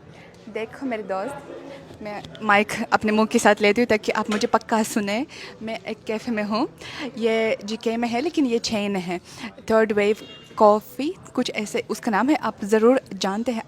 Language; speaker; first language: Hindi; non-native, fluent; Russian